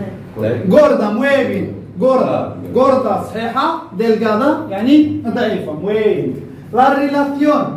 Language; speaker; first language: Spanish; non-native, fluent; Arabic